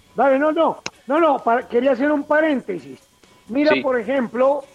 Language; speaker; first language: Spanish; native; Spanish